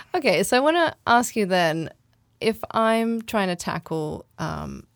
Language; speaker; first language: English; native; English